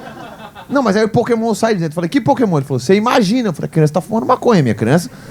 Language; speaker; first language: Portuguese; native; Portuguese